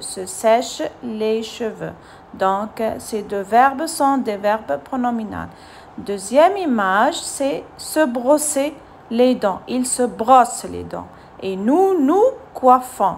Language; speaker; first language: French; non-native, fluent; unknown